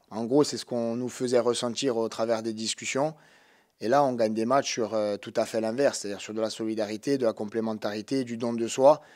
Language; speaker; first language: French; native; French